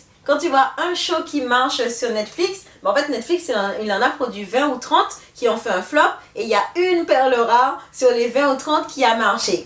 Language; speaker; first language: French; native; French